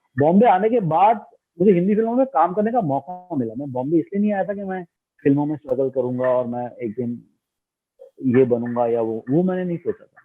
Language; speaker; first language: Hindi; non-native, local second language; Bangla